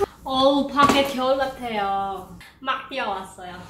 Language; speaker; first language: Korean; non-native, fluent; Khmer